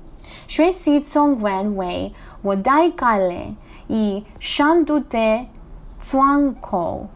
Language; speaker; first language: Chinese; non-native, learner; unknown